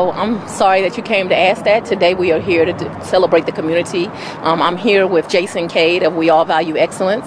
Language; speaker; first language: English; native; English